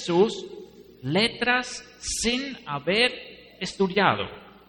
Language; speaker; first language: Spanish; non-native, fluent; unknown